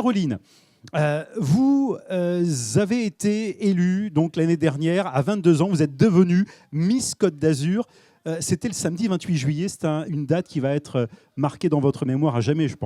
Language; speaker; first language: French; native; French